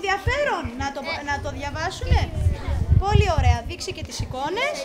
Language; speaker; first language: Greek; native; Greek